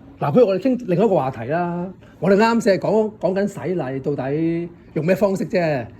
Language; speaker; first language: Cantonese; native; Cantonese